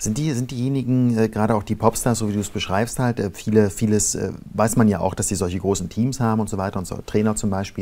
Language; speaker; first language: German; native; German